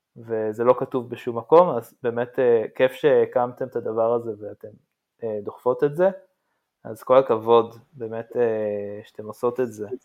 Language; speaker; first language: Hebrew; native; Hebrew